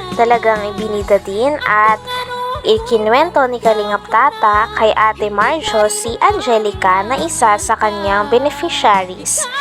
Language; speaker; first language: Filipino; native; Filipino